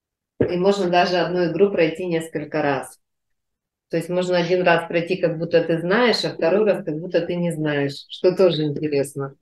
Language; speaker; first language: Russian; native; Russian